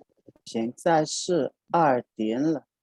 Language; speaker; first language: Chinese; non-native, learner; English